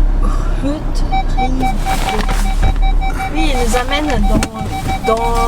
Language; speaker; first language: French; non-native, learner; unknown